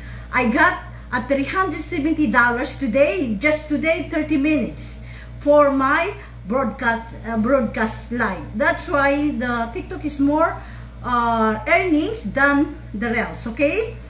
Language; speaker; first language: English; non-native, local second language; Filipino